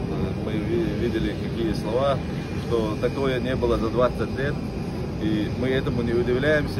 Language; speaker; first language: Russian; non-native, local second language; Chechen